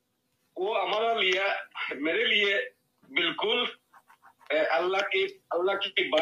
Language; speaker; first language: Hindi; non-native, learner; Bangla